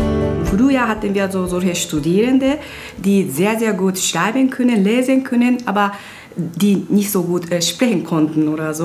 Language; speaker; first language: German; non-native, fluent; Japanese